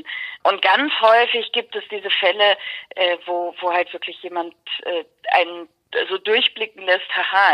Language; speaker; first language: German; native; German